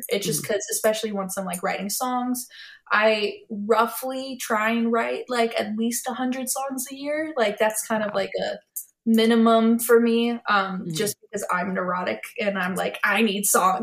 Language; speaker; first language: English; native; English